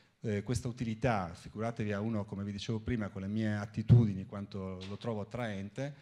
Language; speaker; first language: Italian; native; Italian